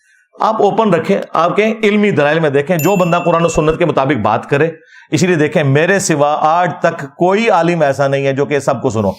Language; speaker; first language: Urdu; non-native, local second language; Punjabi